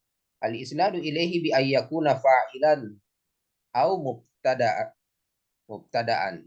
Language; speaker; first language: Arabic; non-native, fluent; Indonesian